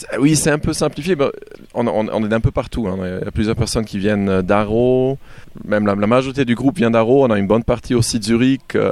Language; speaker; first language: French; native; French